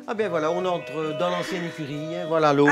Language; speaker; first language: French; native; French